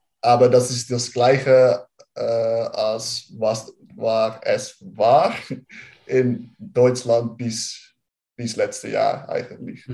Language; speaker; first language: German; non-native, learner; Dutch